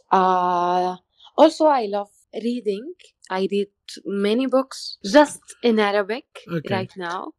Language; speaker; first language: English; non-native, learner; Arabic